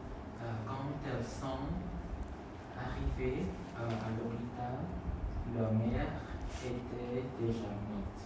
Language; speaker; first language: French; non-native, fluent; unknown